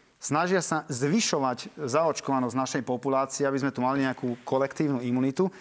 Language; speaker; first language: Slovak; native; Slovak